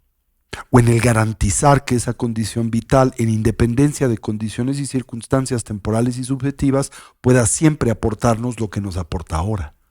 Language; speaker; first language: Spanish; native; Spanish